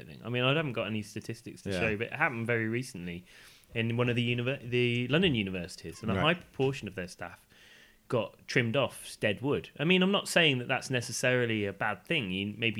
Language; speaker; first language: English; native; English